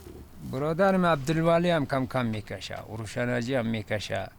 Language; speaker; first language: Persian; non-native, local second language; Kyrgyz